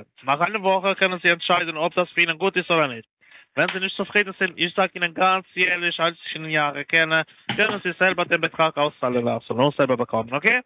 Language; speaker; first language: German; non-native, learner; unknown